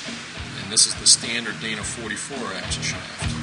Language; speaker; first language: English; native; English